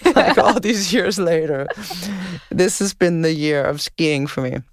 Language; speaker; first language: English; non-native, fluent; Danish